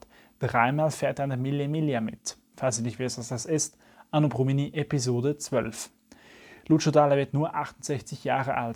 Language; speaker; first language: German; native; German